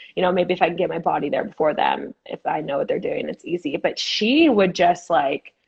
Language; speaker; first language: English; native; English